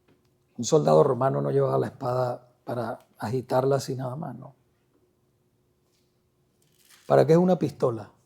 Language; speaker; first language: Spanish; native; Spanish